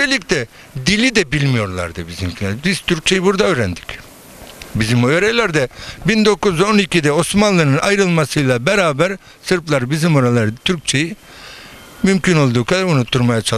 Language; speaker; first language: Turkish; early bilingual, other home language; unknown